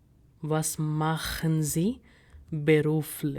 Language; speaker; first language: German; non-native, fluent; Hindi